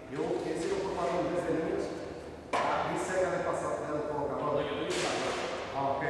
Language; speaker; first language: Spanish; non-native, learner; Portuguese